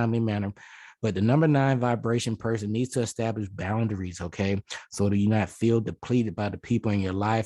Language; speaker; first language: English; native; English